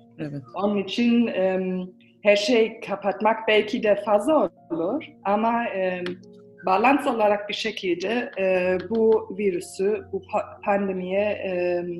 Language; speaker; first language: Turkish; early bilingual, heritage; Turkish